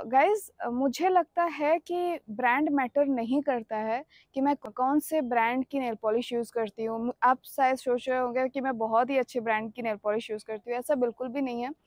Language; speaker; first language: Hindi; non-native, local second language; Odia